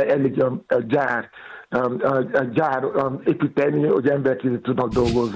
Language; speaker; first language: Hungarian; non-native, learner; Yoruba